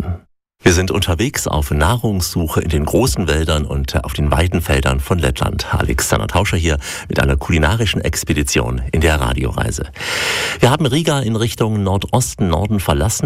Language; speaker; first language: German; native; German